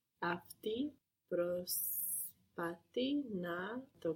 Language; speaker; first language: Greek; non-native, learner; English